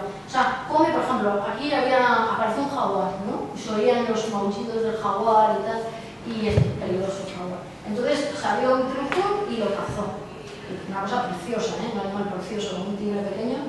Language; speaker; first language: Spanish; native; Spanish